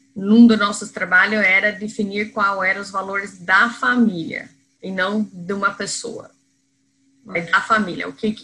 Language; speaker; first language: Portuguese; non-native, fluent; English